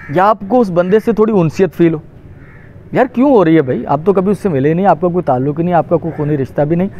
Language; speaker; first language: Urdu; non-native, local second language; Punjabi